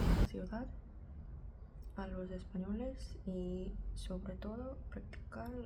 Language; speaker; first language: Spanish; non-native, learner; Korean